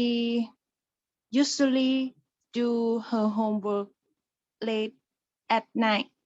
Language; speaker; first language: English; non-native, learner; Thai